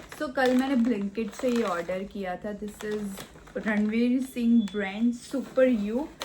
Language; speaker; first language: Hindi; non-native, local second language; Gujarati